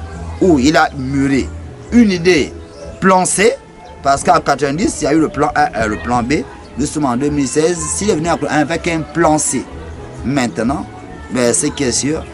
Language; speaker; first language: French; non-native, local second language; Fang